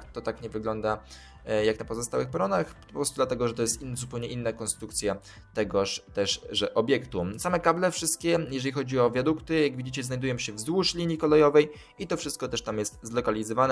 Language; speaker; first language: Polish; native; Polish